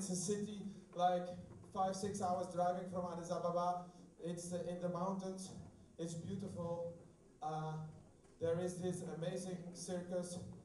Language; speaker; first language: English; non-native, fluent; Dutch